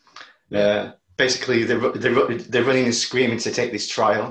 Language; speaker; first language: English; native; English